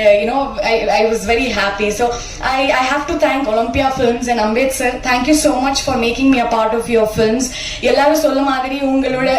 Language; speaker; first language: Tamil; non-native, learner; Kannada